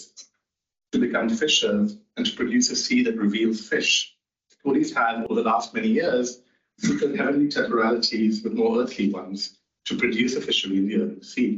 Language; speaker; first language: English; non-native, local second language; Hindi